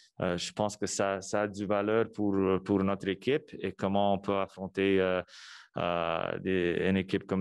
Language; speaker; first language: French; non-native, local second language; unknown